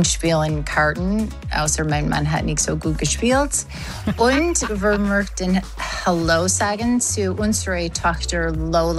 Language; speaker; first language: German; non-native, learner; English